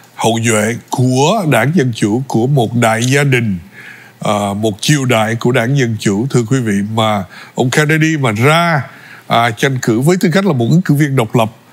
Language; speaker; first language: Vietnamese; early bilingual, other home language; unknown